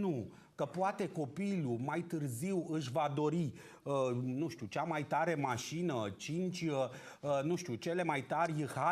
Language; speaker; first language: Romanian; native; Romanian